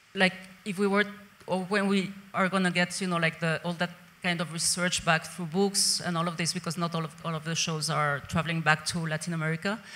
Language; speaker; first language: English; non-native, fluent; Spanish